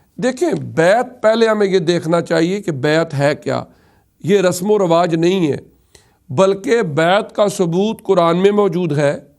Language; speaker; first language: Urdu; non-native, local second language; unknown